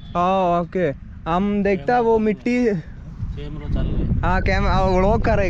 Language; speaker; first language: Hindi; non-native, learner; Malayalam